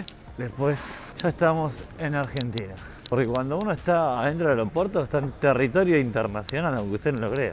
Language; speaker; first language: Spanish; native; Spanish